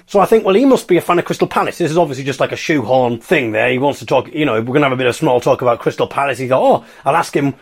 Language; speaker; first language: English; native; English